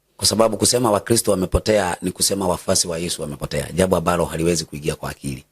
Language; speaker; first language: Swahili; non-native, local second language; Kikuyu